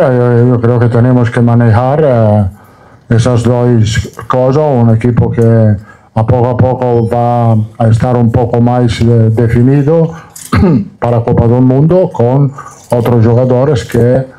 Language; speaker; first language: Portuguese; non-native, learner; Italian